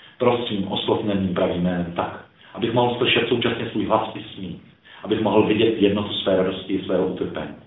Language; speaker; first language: Czech; early bilingual, other home language; Croatian